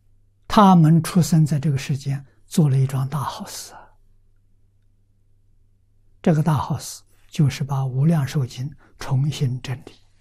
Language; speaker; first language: Chinese; native; Chinese